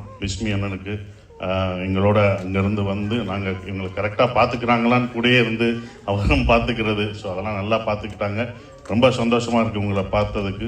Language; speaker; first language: Tamil; native; Tamil